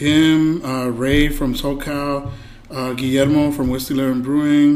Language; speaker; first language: English; early bilingual, other home language; Spanish